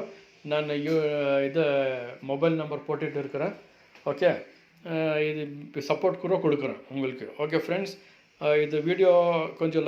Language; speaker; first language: Tamil; non-native, local second language; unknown